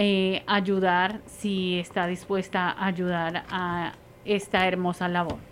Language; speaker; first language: Spanish; native; Spanish